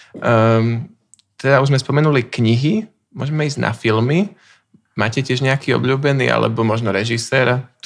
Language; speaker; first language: Slovak; native; Slovak